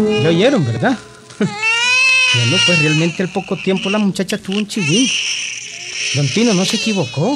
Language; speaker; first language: Spanish; native; Spanish